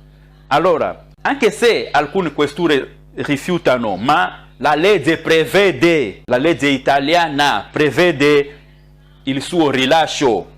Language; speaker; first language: Italian; non-native, fluent; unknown